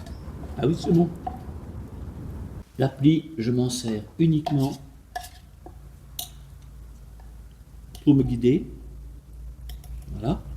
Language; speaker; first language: French; native; French